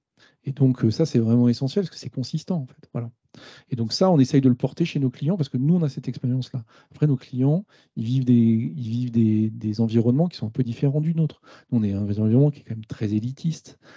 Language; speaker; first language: French; native; French